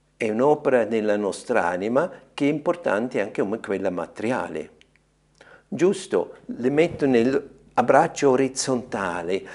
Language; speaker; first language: Italian; non-native, fluent; German